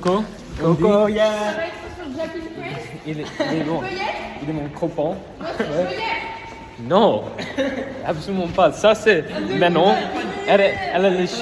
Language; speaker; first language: French; non-native, learner; English